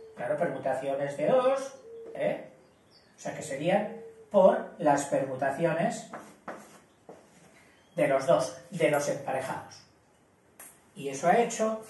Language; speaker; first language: Spanish; native; Spanish